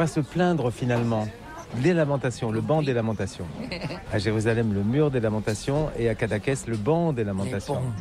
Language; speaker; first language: French; native; French